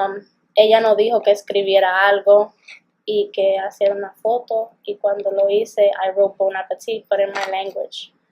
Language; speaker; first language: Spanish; early bilingual, other home language; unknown